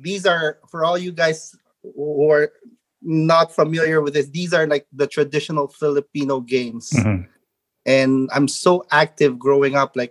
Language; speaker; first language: English; non-native, local second language; Filipino